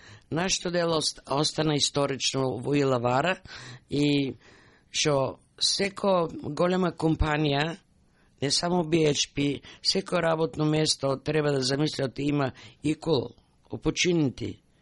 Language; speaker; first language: Macedonian; native; Macedonian